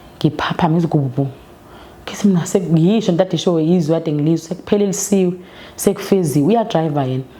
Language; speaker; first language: Zulu; native; Zulu